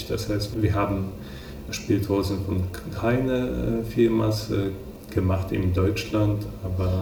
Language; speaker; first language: German; non-native, fluent; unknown